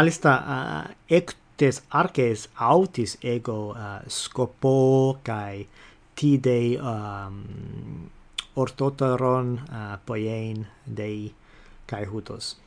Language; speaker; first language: Greek; non-native, fluent; English